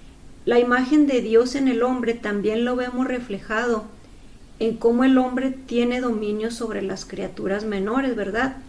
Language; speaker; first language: Spanish; native; Spanish